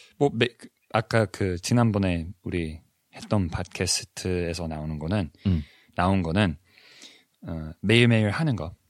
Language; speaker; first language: Korean; non-native, fluent; English